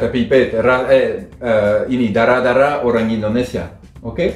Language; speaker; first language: Indonesian; non-native, fluent; French